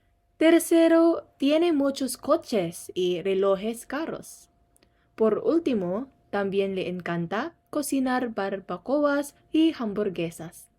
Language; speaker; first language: Spanish; non-native, learner; Cebuano